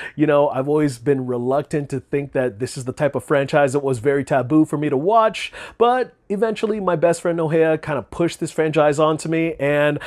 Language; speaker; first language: English; native; English